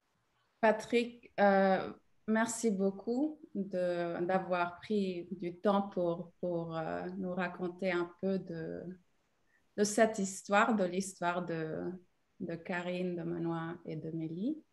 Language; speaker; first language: French; non-native, fluent; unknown